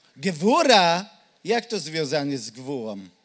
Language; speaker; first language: Polish; non-native, learner; Hebrew